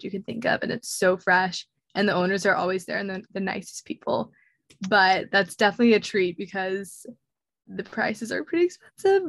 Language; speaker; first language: English; native; English